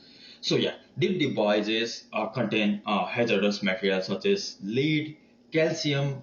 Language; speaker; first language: English; non-native, learner; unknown